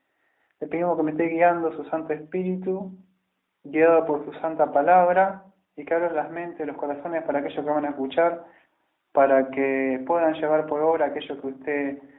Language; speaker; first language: Spanish; native; Spanish